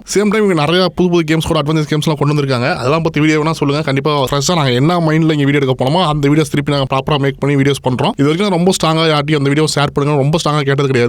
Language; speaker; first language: Tamil; native; Tamil